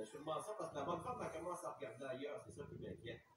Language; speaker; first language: French; native; French